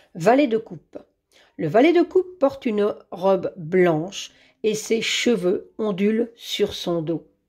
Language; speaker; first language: French; native; French